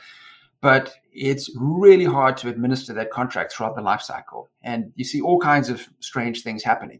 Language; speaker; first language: English; native; English